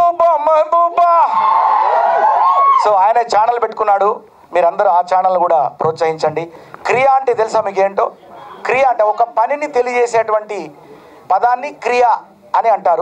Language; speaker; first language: Telugu; native; Telugu